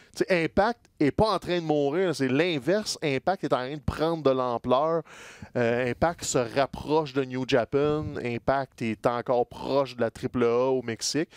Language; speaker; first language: French; native; French